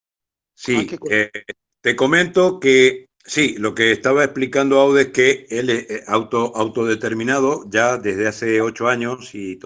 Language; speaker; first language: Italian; non-native, learner; Spanish